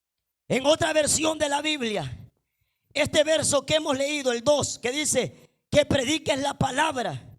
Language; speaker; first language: Spanish; native; Spanish